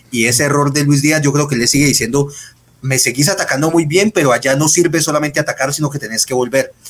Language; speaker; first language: Spanish; native; Spanish